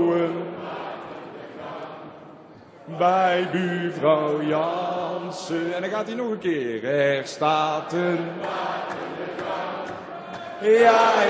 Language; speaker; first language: Dutch; native; Dutch